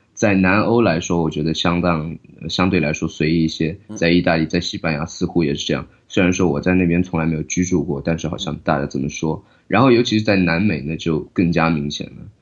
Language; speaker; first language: Chinese; native; Chinese